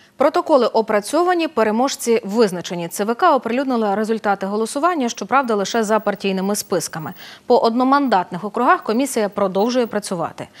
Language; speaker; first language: Ukrainian; native; Ukrainian